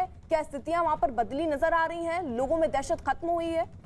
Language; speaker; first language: Hindi; native; Hindi